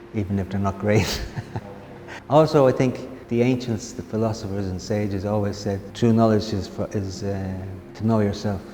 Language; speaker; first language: English; native; English